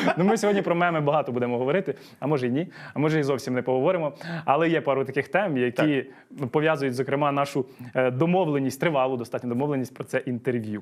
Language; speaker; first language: Ukrainian; native; Ukrainian